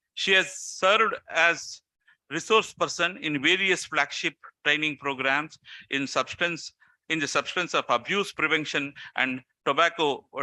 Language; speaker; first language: English; non-native, local second language; Kannada